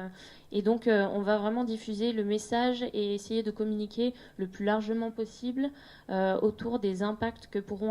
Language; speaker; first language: French; native; French